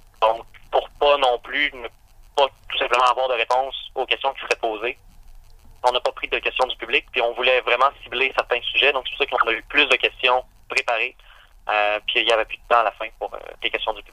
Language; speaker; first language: French; native; French